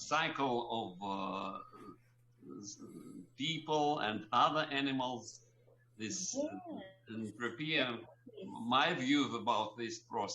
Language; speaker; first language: English; non-native, learner; Russian